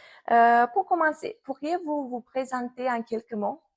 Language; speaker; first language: French; non-native, fluent; Romanian